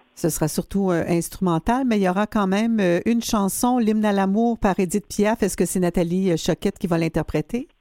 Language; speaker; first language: French; native; French